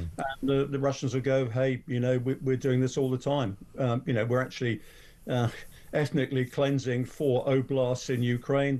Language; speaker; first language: English; native; English